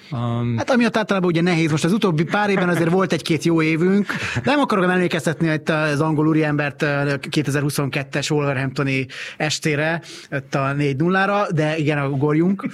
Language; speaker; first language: Hungarian; native; Hungarian